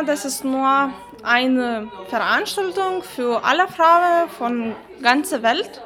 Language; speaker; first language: German; non-native, learner; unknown